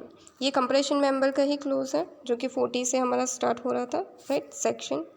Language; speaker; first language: Hindi; native; Hindi